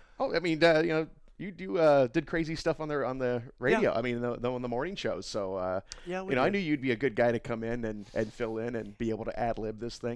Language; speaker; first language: English; native; English